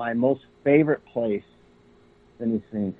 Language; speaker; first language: English; native; English